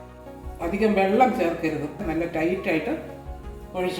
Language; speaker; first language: Malayalam; native; Malayalam